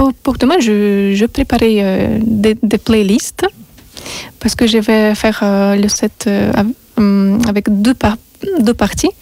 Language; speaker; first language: French; non-native, learner; Russian